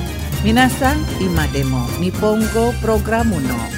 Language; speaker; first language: Japanese; non-native, learner; Indonesian